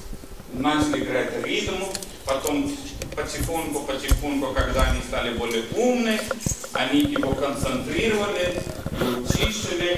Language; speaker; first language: Russian; non-native, learner; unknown